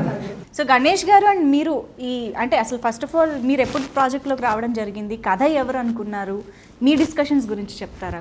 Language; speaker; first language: Telugu; native; Telugu